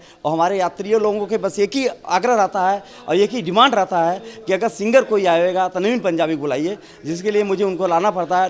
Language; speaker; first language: Hindi; native; Hindi